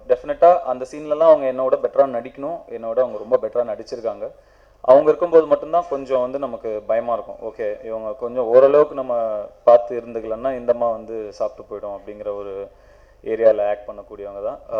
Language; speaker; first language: Tamil; native; Tamil